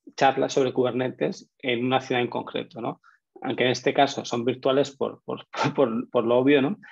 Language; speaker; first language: Spanish; native; Spanish